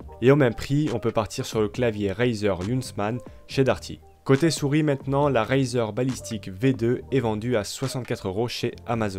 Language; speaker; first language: French; native; French